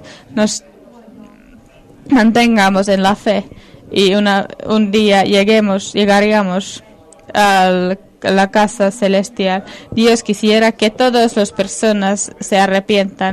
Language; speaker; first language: Spanish; non-native, fluent; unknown